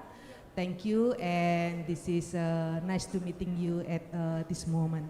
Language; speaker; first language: English; non-native, learner; Indonesian